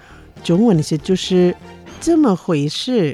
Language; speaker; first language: Chinese; non-native, fluent; Indonesian